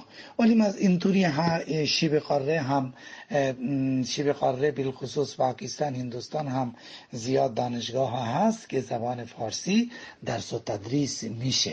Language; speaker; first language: Persian; non-native, fluent; Bangla